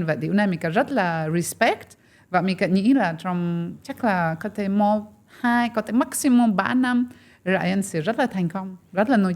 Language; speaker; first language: Vietnamese; non-native, fluent; French